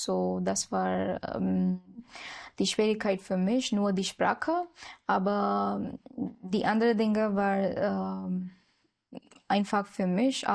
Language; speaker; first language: German; non-native, learner; Marathi